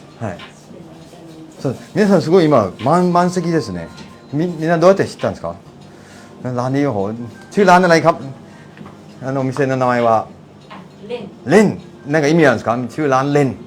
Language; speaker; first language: Japanese; non-native, fluent; Thai